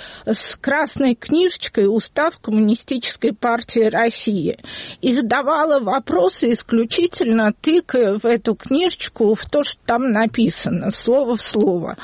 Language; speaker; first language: Russian; native; Russian